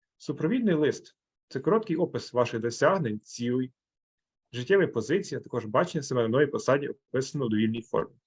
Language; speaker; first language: Ukrainian; native; Ukrainian